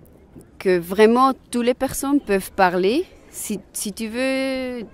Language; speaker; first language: French; non-native, local second language; Swiss German